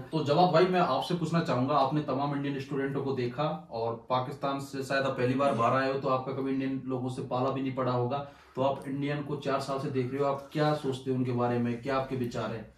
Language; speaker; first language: Hindi; native; Hindi